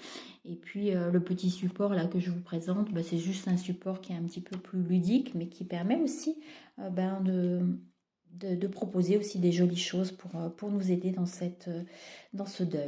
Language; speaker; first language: French; native; French